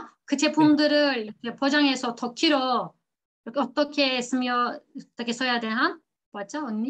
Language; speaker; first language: Korean; non-native, learner; Turkish